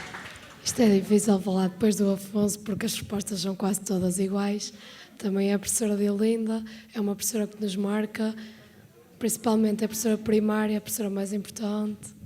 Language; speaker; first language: Portuguese; native; Portuguese